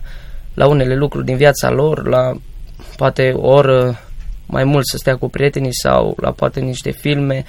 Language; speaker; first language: Romanian; native; Romanian